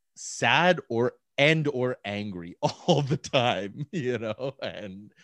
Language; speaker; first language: English; native; English